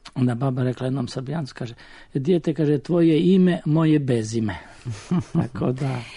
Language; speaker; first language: Serbian; native; Serbian